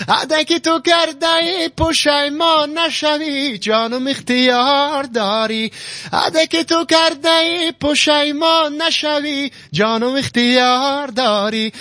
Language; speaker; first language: Tajik; non-native, local second language; Shughni